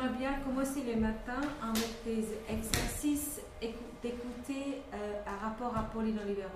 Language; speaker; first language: French; non-native, fluent; English